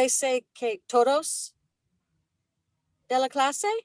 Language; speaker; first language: Spanish; non-native, learner; English